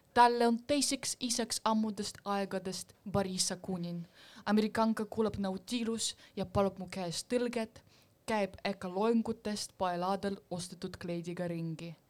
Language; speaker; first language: Estonian; non-native, local second language; Russian